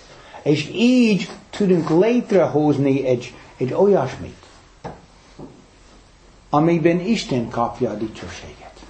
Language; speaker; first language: Hungarian; non-native, fluent; English